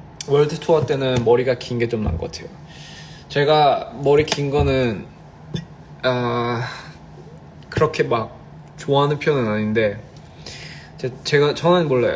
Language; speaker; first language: Korean; early bilingual, heritage; Korean